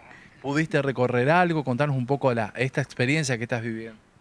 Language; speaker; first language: Spanish; native; Spanish